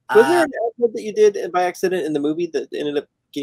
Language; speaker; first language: English; native; English